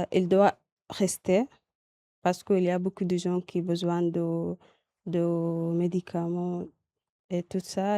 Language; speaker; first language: French; non-native, learner; Arabic